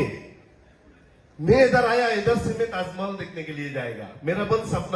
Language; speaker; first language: Hindi; non-native, learner; Bangla